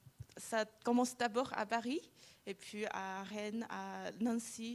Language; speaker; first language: French; non-native, fluent; Chinese